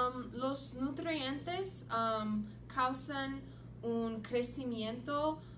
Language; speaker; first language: Spanish; non-native, learner; English